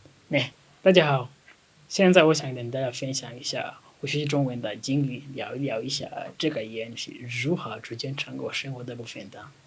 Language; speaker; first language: Chinese; non-native, fluent; Kinyarwanda